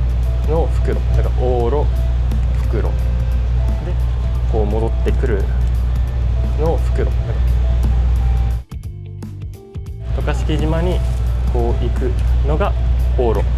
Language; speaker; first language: Japanese; native; Japanese